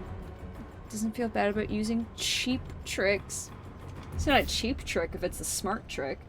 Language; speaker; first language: English; native; English